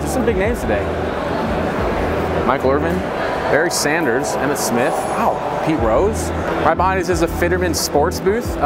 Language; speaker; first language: English; native; English